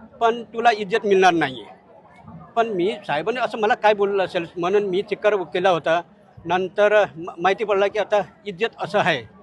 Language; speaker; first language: Marathi; non-native, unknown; Nepali